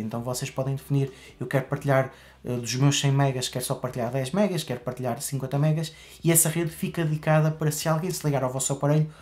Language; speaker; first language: Portuguese; native; Portuguese